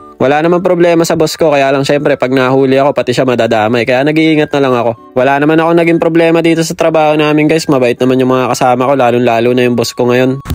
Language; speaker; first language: Filipino; native; Filipino